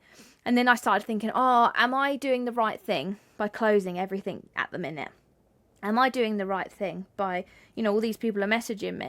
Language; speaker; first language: English; native; English